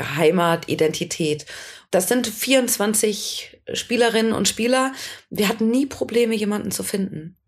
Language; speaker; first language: German; native; German